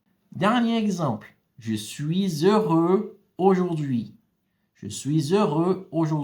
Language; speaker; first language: French; non-native, fluent; Portuguese